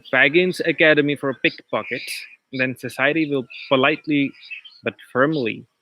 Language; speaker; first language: English; non-native, local second language; Punjabi